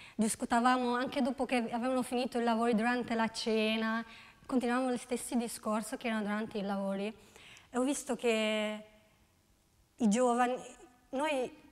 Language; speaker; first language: Italian; non-native, fluent; Albanian